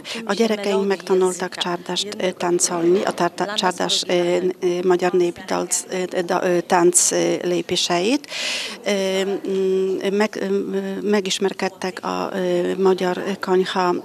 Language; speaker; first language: Hungarian; non-native, fluent; Polish